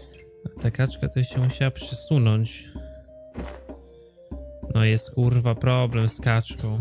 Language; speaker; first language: Polish; native; Polish